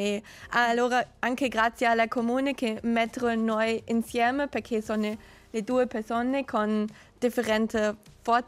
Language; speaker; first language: Italian; non-native, learner; German